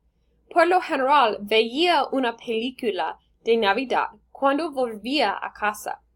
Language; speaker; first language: Spanish; non-native, learner; English